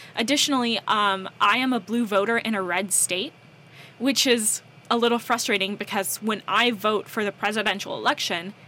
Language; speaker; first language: English; native; English